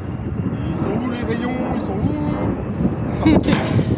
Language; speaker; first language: French; native; French